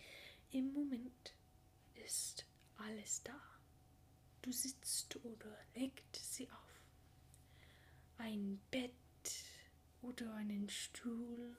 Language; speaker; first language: German; non-native, learner; English